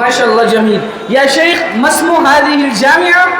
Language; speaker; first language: Arabic; non-native, learner; Urdu